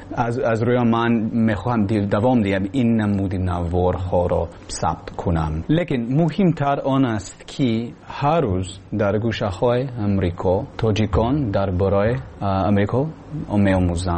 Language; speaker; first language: Persian; non-native, learner; English